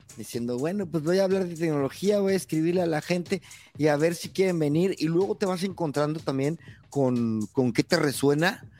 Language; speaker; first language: Spanish; native; Spanish